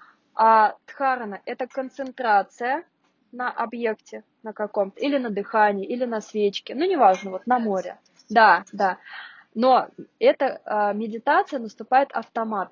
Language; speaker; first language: Russian; native; Russian